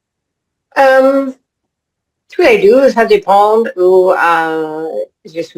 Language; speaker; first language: French; non-native, learner; English